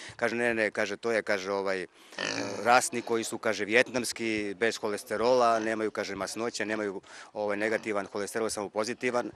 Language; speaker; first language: Croatian; non-native, local second language; Slovak